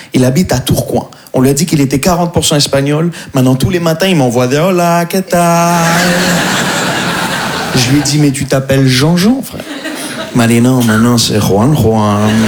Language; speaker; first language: French; native; French